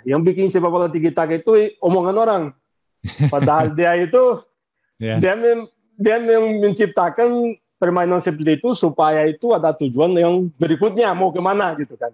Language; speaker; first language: Indonesian; non-native, fluent; Portuguese